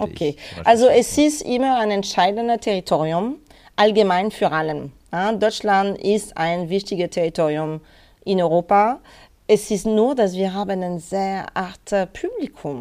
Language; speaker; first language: German; non-native, fluent; French